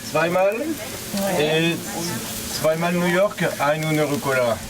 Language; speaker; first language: German; non-native, learner; French